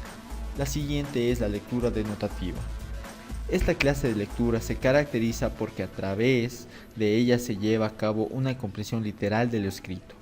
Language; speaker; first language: Spanish; native; Spanish